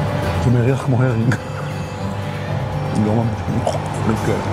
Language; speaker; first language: Hebrew; native; Hebrew